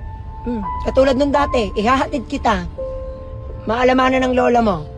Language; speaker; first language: Filipino; native; Filipino